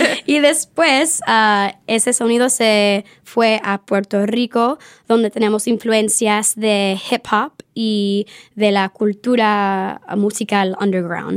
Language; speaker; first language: Spanish; early bilingual, heritage; Spanish